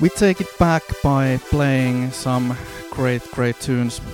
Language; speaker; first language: English; non-native, fluent; Finnish